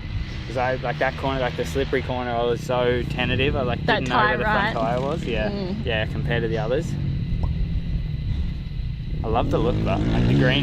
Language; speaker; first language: English; native; English